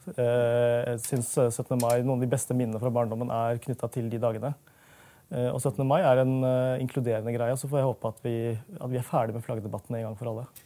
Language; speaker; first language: Norwegian; early bilingual, other home language; Urdu